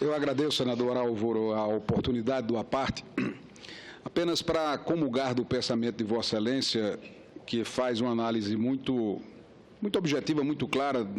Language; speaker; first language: Portuguese; native; Portuguese